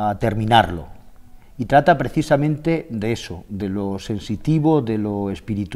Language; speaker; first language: Spanish; native; Spanish